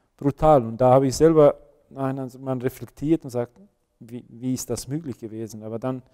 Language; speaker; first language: German; non-native, fluent; Bosnian